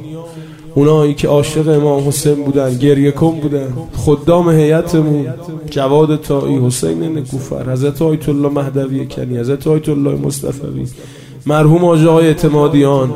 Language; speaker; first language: Persian; native; Persian